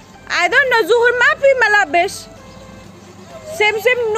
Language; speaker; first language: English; non-native, learner; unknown